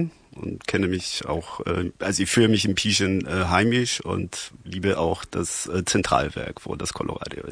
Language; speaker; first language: German; non-native, fluent; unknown